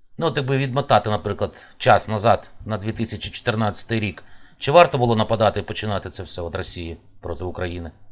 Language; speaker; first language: Ukrainian; native; Ukrainian